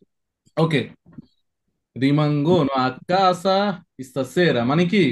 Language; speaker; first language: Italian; non-native, fluent; Bangla